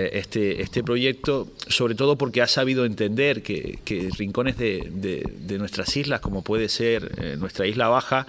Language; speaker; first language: Spanish; native; Spanish